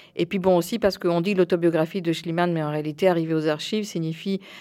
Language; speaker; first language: French; early bilingual, heritage; Spanish